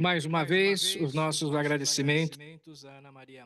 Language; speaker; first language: Portuguese; native; Portuguese